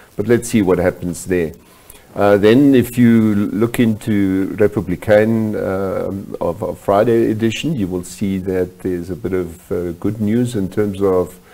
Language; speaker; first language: English; non-native, local second language; German